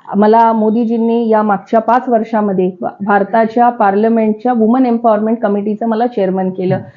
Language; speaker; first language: Marathi; native; Marathi